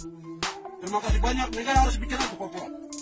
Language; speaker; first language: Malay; non-native, local second language; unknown